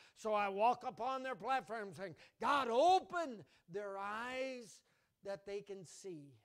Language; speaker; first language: English; native; English